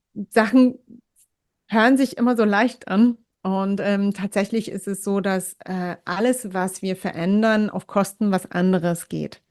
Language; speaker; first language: German; non-native, fluent; English